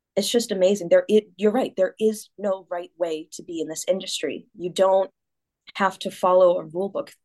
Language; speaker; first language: English; native; English